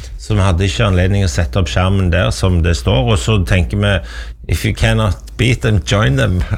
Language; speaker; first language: Norwegian; native; Norwegian